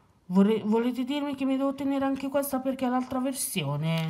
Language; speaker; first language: Italian; native; Italian